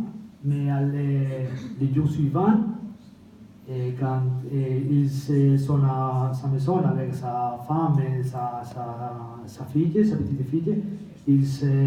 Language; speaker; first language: French; non-native, fluent; Spanish